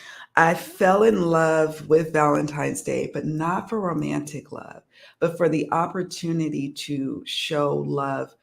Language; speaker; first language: English; native; English